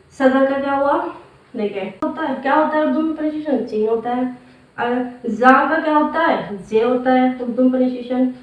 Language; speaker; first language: Hindi; native; Hindi